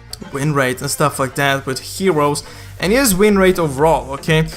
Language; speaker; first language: English; non-native, fluent; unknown